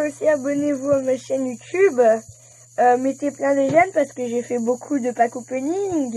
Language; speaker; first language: French; native; French